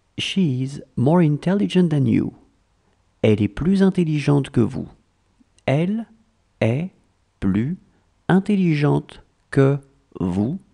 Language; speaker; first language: French; native; French